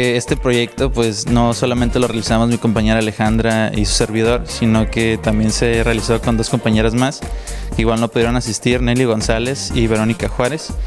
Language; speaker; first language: Spanish; native; Spanish